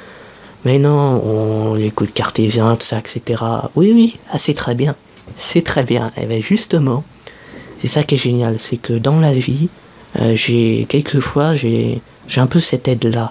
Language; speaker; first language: French; native; French